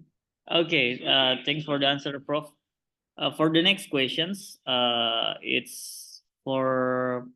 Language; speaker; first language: English; non-native, learner; Indonesian